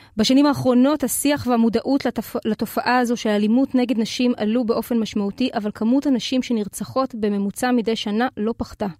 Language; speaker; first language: Hebrew; native; Hebrew